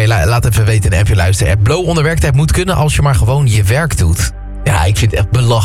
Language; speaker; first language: Dutch; native; Dutch